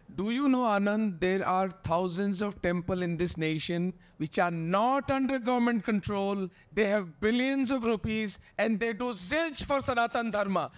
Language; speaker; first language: Hindi; native; Hindi